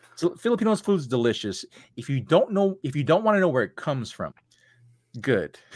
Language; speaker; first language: English; early bilingual, other home language; Filipino